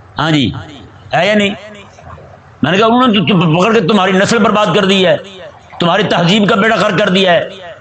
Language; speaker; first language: Urdu; non-native, local second language; Punjabi